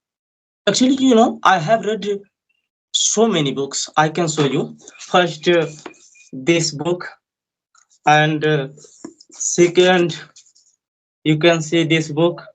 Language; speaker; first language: English; non-native, learner; Hindi